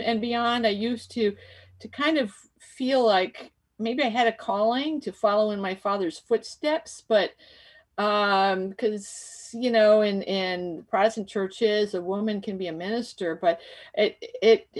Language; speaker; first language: English; native; English